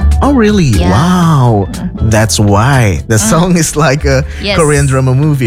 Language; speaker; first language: English; non-native, fluent; Indonesian